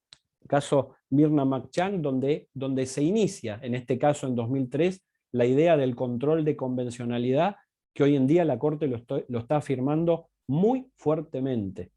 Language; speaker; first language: Spanish; native; Spanish